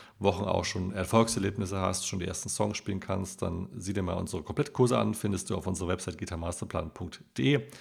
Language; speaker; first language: German; native; German